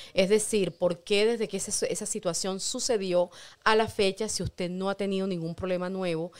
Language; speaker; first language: Spanish; native; Spanish